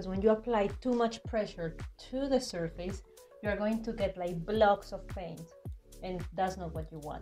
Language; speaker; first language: English; non-native, fluent; Spanish